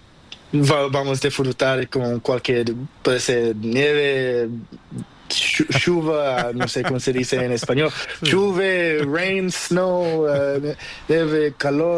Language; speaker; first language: Spanish; non-native, learner; Portuguese